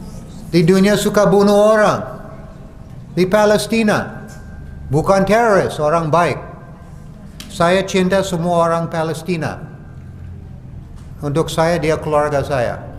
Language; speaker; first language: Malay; non-native, fluent; English